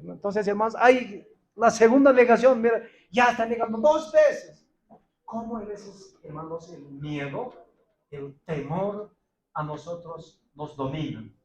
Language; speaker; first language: Spanish; non-native, local second language; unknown